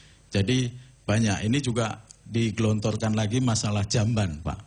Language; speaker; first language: Indonesian; non-native, local second language; Javanese